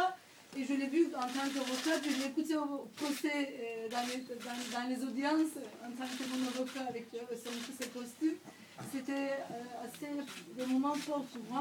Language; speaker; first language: French; non-native, fluent; Turkish